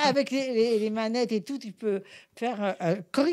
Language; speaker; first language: French; native; French